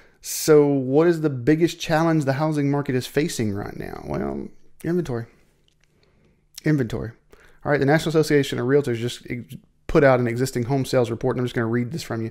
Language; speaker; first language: English; native; English